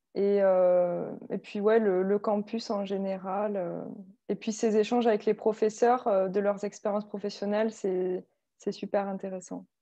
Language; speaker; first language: French; native; French